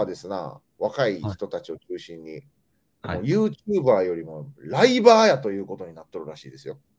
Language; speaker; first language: Japanese; native; Japanese